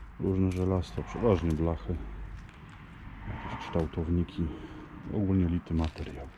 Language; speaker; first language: Polish; native; Polish